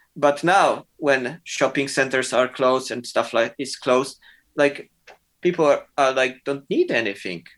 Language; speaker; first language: English; non-native, fluent; Polish